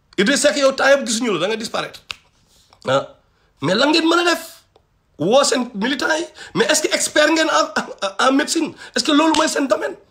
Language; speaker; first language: Wolof; non-native, local second language; Fula